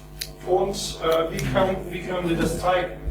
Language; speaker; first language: German; non-native, fluent; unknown